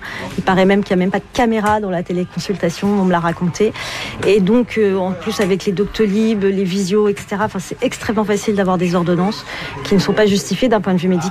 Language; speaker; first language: French; native; French